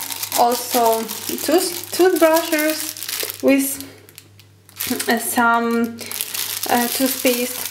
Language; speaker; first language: English; non-native, learner; Ukrainian